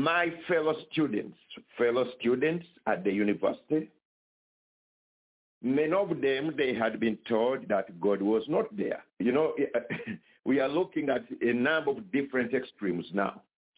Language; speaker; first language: English; non-native, local second language; Ganda